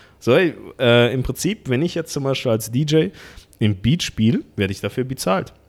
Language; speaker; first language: German; early bilingual, other home language; Russian